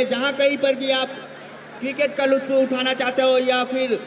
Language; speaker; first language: Hindi; non-native, local second language; Gujarati